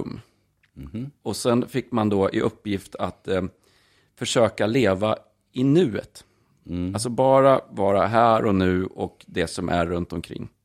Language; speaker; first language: Swedish; native; Swedish